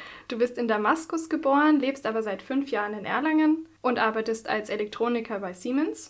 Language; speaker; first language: German; native; German